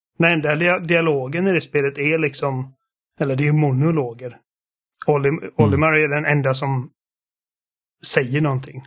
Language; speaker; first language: Swedish; early bilingual, other home language; German